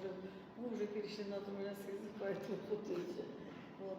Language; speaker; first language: Russian; non-native, local second language; Azerbaijani